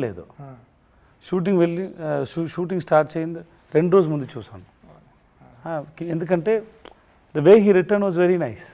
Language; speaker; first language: Telugu; non-native, learner; Tamil